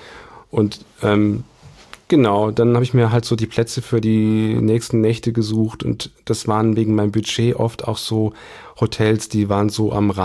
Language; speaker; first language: German; native; German